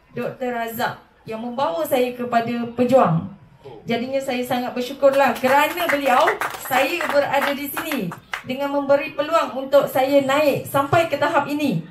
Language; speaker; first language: Malay; native; Malay